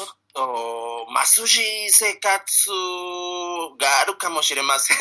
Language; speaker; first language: Japanese; non-native, learner; Spanish